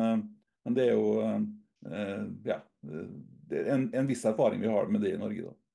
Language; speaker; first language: Norwegian; native; Norwegian